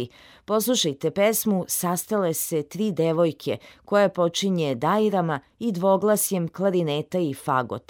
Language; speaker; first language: Serbian; native; Serbian